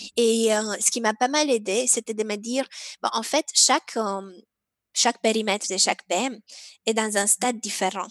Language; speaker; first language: French; non-native, fluent; Romanian